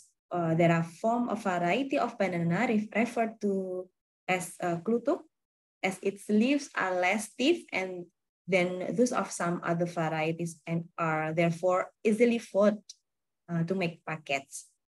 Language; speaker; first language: English; non-native, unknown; Indonesian